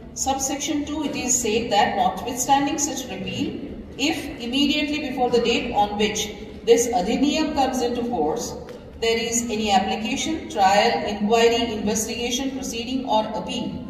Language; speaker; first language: English; non-native, local second language; Marathi